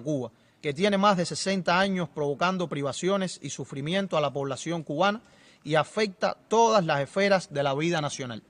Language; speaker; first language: Spanish; native; Spanish